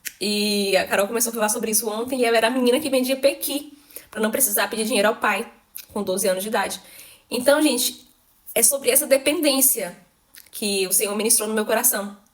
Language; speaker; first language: Portuguese; native; Portuguese